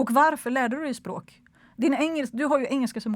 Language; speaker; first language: Swedish; native; Swedish